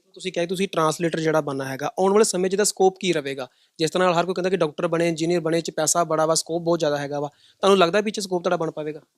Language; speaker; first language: Punjabi; native; Punjabi